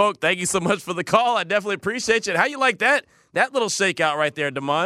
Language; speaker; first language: English; native; English